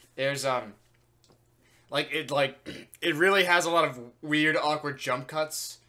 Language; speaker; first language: English; native; English